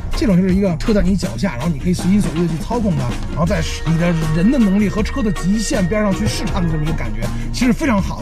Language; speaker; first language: Chinese; native; Chinese